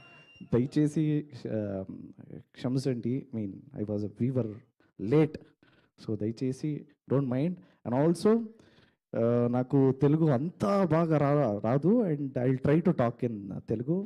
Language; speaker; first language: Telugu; non-native, learner; Kannada